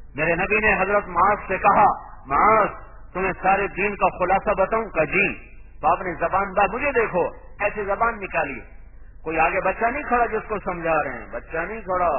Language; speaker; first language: Urdu; non-native, local second language; Punjabi